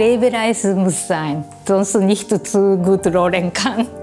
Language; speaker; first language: German; non-native, fluent; Japanese